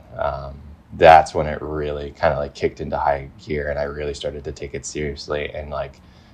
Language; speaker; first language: English; native; English